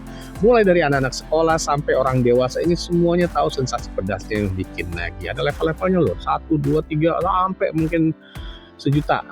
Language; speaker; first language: Indonesian; native; Indonesian